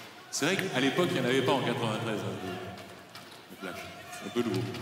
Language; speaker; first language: French; native; French